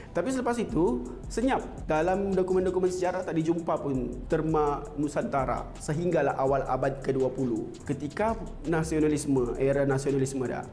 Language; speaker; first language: Malay; native; Malay